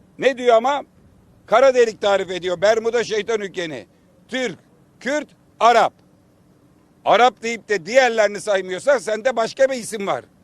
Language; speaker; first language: Turkish; native; Turkish